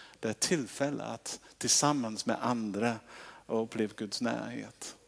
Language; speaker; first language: Swedish; non-native, fluent; English